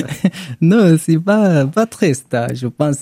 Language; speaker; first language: French; non-native, learner; Arabic